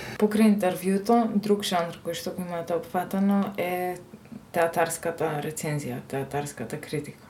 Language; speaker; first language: Macedonian; native; Macedonian